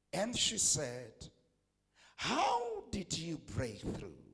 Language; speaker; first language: English; non-native, local second language; Southern Sotho